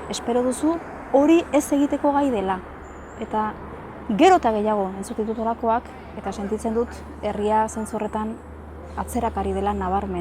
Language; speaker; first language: Basque; native; Basque